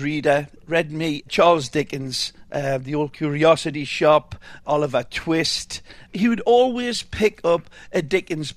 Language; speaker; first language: English; native; English